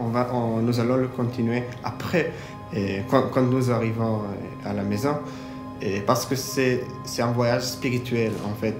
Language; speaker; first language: French; non-native, fluent; Hebrew